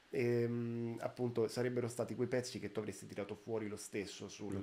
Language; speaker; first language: Italian; native; Italian